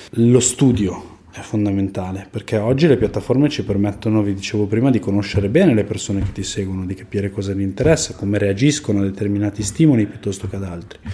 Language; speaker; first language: Italian; native; Italian